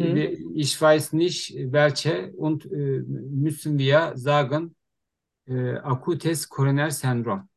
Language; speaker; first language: German; non-native, learner; Turkish